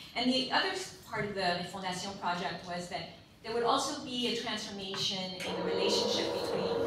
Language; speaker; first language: English; native; English